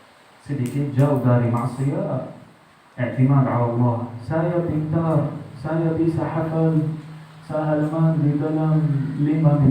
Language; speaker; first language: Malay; non-native, learner; Arabic